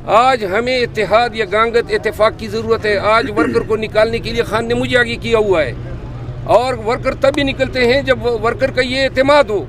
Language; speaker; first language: Urdu; non-native, local second language; Pashto